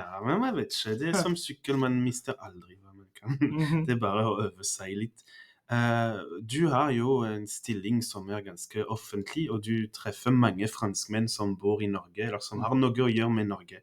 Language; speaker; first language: Norwegian; non-native, fluent; French